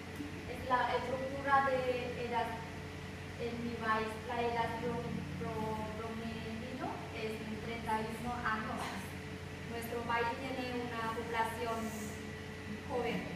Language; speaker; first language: Spanish; non-native, learner; Vietnamese